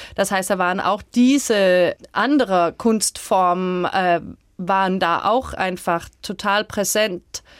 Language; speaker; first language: German; non-native, fluent; Danish